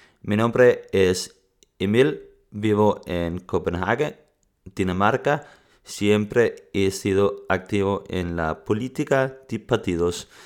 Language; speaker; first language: Spanish; non-native, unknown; Danish